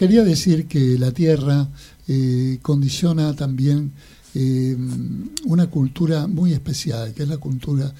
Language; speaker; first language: Spanish; native; Spanish